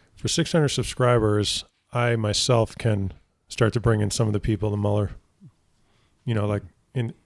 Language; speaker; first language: English; native; English